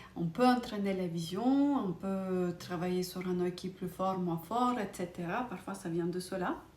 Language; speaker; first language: French; non-native, fluent; Russian